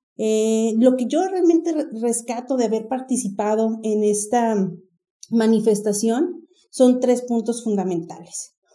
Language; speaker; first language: Spanish; native; Spanish